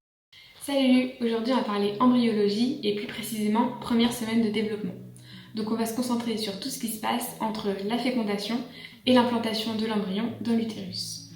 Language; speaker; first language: French; native; French